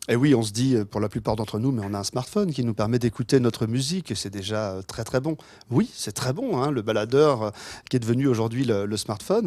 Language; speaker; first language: French; native; French